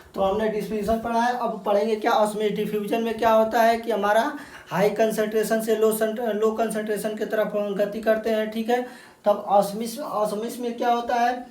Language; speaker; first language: Hindi; native; Hindi